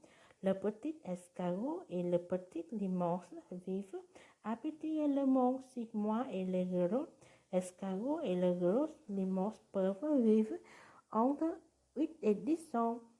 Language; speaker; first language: French; non-native, learner; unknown